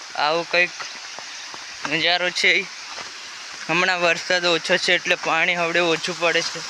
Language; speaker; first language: Gujarati; non-native, local second language; Rathawi